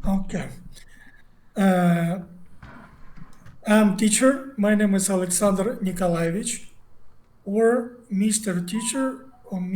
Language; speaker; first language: English; non-native, learner; Russian